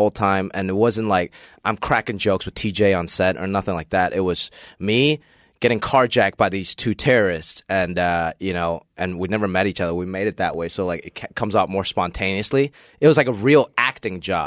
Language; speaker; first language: English; non-native, local second language; Cantonese